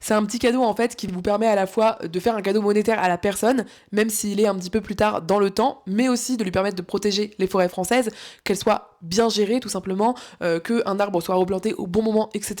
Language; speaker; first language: French; native; French